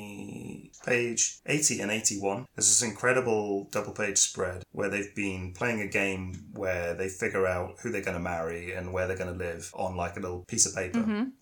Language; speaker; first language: English; native; English